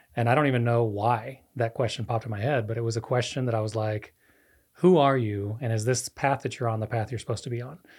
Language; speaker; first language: English; non-native, fluent; Spanish